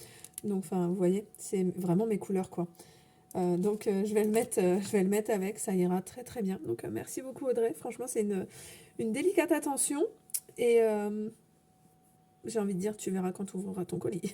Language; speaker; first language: French; native; French